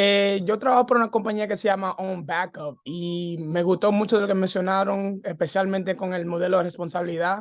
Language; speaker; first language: Spanish; early bilingual, heritage; English